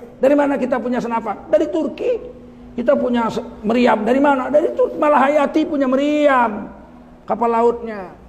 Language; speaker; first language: Malay; native; Malay